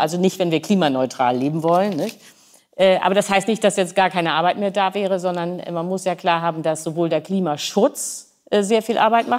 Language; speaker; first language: German; native; German